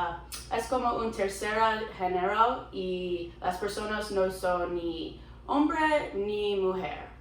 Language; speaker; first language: Spanish; non-native, learner; English